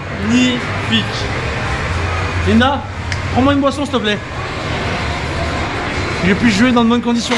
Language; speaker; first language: French; native; French